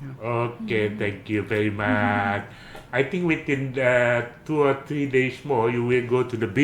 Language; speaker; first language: English; non-native, learner; Indonesian